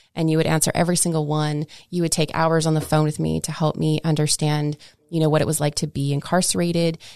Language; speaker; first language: English; native; English